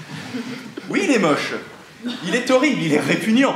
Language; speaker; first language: French; native; French